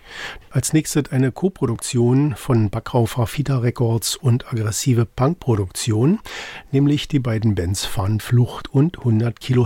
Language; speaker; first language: German; native; German